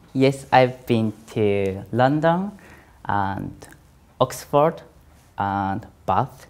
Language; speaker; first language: English; non-native, learner; Japanese